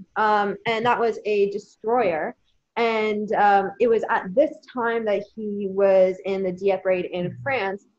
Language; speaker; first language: English; native; English